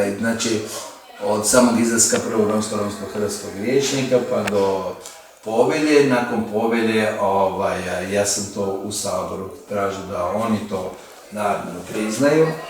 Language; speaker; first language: Bosnian; non-native, local second language; Romany